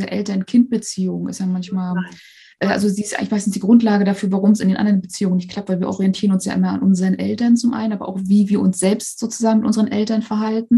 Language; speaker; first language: German; native; German